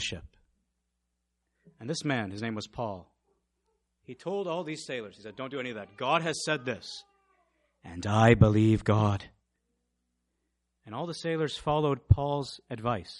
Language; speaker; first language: English; native; English